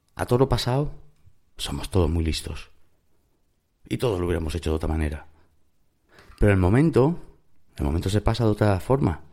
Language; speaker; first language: Spanish; native; Spanish